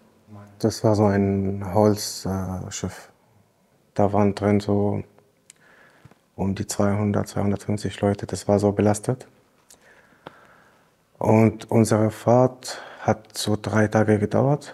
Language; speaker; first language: German; non-native, fluent; Arabic